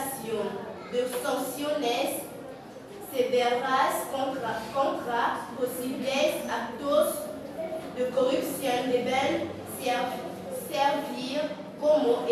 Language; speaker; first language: Spanish; non-native, learner; French